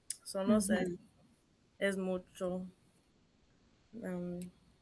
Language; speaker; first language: Spanish; early bilingual, heritage; Spanish